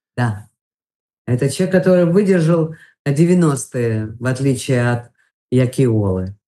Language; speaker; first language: Russian; non-native, local second language; Latvian